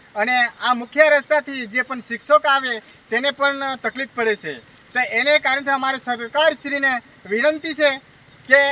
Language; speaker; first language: Gujarati; non-native, local second language; Kukna